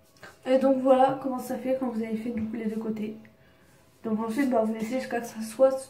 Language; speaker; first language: French; native; French